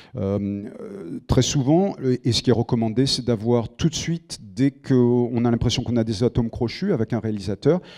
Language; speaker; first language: French; native; French